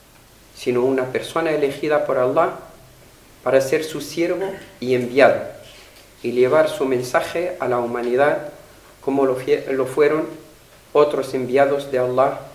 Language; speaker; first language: Spanish; non-native, fluent; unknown